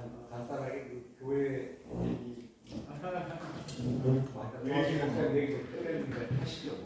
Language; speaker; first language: Korean; native; Korean